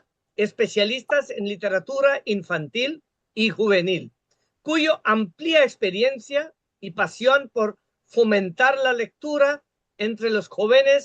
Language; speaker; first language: Spanish; non-native, fluent; Bangla